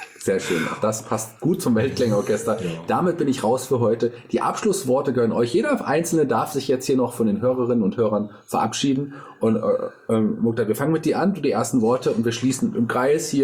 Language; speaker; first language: German; native; German